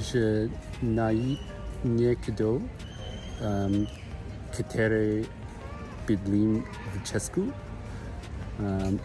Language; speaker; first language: Czech; non-native, learner; English